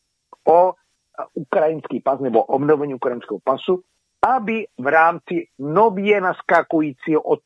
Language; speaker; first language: Czech; native; Czech